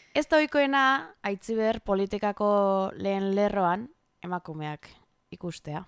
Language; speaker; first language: Basque; native; Basque